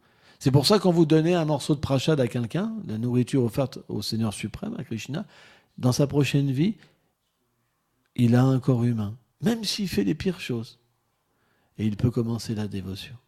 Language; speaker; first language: French; native; French